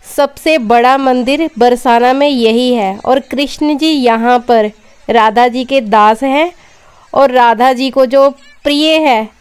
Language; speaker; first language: Hindi; native; Hindi